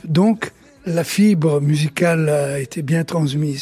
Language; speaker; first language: French; early bilingual, other home language; Italian